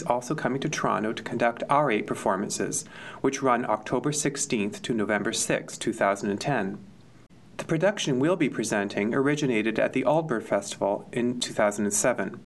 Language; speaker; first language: English; native; English